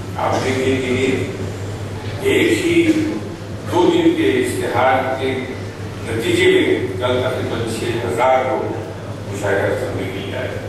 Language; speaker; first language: Urdu; native; Urdu